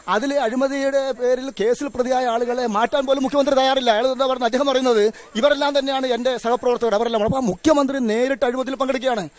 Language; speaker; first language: Malayalam; non-native, local second language; Kannada